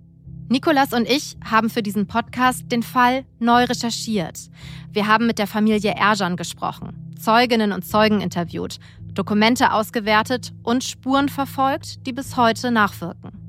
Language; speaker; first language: German; native; German